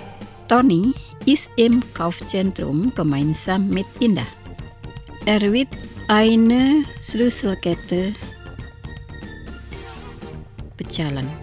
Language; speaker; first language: German; non-native, fluent; Indonesian